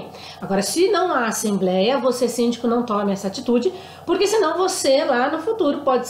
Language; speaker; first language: Portuguese; native; Portuguese